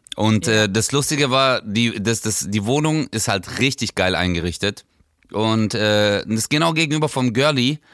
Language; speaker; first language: German; early bilingual, other home language; Turkish